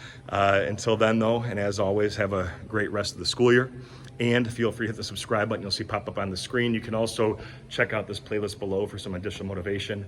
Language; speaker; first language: English; native; English